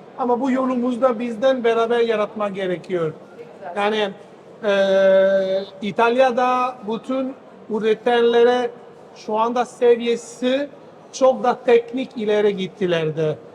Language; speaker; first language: Turkish; non-native, fluent; Italian